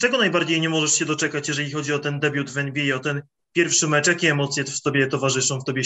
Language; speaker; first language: Polish; native; Polish